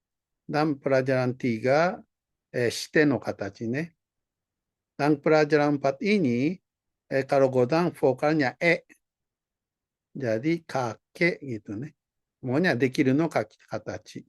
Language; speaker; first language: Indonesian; non-native, fluent; Japanese